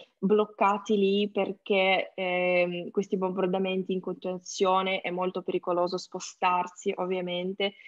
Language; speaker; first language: Italian; non-native, fluent; Ukrainian